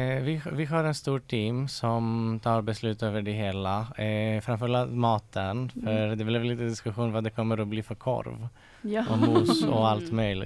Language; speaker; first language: Swedish; non-native, fluent; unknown